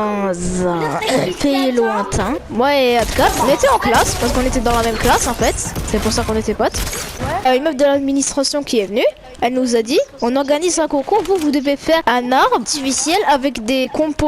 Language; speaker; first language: French; native; French